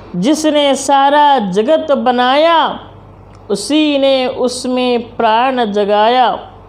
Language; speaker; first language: Hindi; non-native, local second language; Telugu